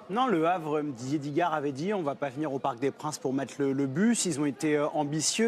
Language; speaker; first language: French; native; French